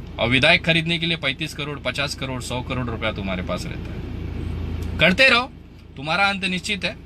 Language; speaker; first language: Hindi; native; Hindi